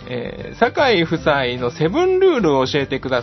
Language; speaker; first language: Japanese; native; Japanese